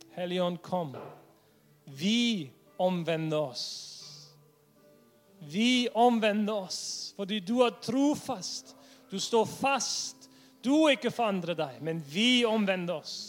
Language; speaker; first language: Norwegian; non-native, fluent; English